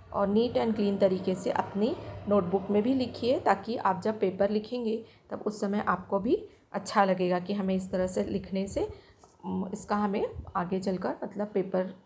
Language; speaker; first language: Hindi; non-native, local second language; Marathi